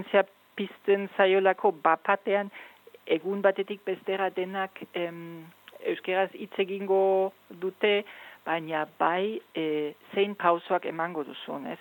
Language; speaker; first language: Basque; non-native, fluent; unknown